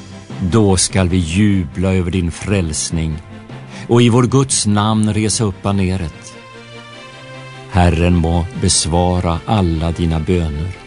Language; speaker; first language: Swedish; native; Swedish